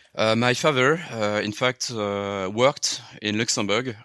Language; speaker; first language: English; non-native, learner; French